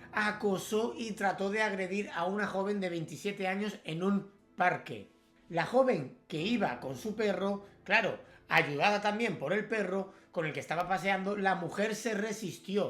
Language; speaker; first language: Spanish; native; Spanish